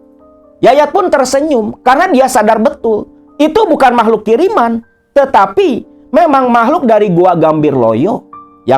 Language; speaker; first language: Indonesian; non-native, local second language; Sundanese